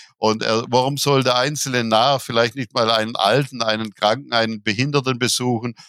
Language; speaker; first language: German; native; German